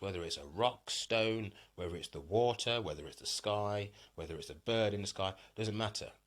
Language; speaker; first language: English; native; English